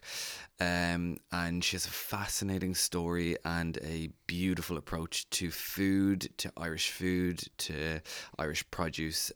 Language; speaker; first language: English; native; English